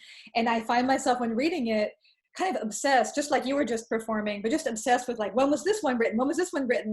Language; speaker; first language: English; native; English